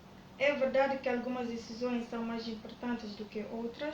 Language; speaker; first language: Portuguese; non-native, learner; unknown